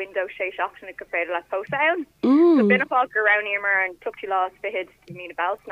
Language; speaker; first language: Irish; native; Irish